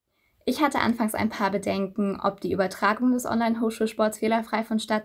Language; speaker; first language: German; native; German